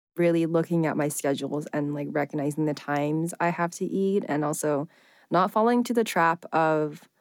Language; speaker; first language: English; early bilingual, other home language; Chinese